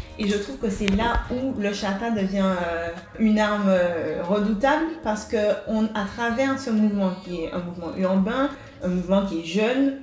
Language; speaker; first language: French; native; French